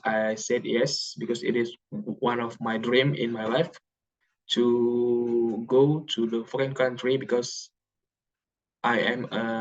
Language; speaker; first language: English; non-native, learner; Indonesian